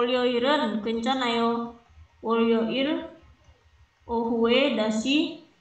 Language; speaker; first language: Korean; non-native, learner; Indonesian